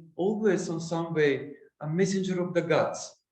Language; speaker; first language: English; non-native, learner; Macedonian